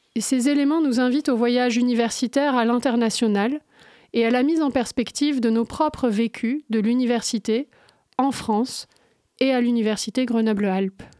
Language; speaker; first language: French; native; French